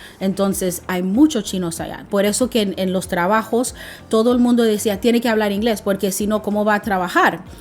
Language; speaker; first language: Spanish; non-native, fluent; English